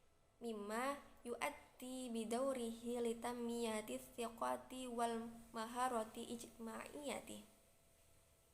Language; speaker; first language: Arabic; non-native, learner; Indonesian